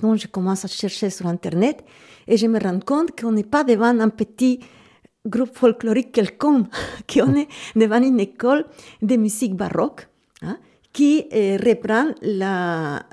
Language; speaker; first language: French; native; French